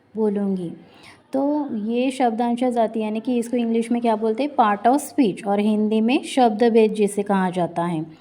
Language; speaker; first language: Hindi; non-native, local second language; Marathi